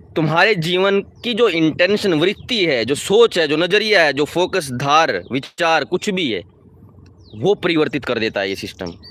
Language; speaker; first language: Hindi; native; Hindi